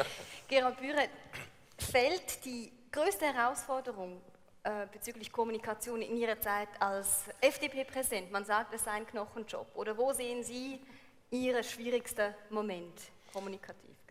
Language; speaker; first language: German; native; German